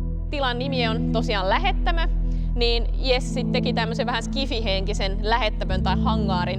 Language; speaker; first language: Finnish; native; Finnish